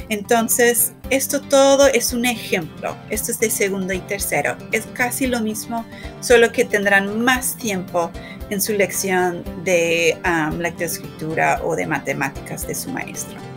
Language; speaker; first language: Spanish; non-native, fluent; English